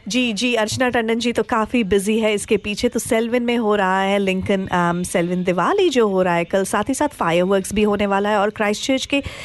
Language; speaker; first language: Hindi; non-native, local second language; Gujarati